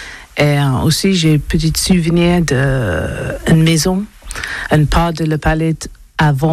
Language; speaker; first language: French; non-native, local second language; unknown